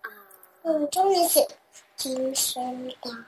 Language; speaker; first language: Cantonese; early bilingual, heritage; Cantonese